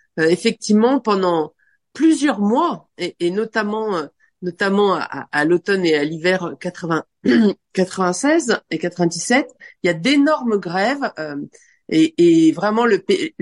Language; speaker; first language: French; native; French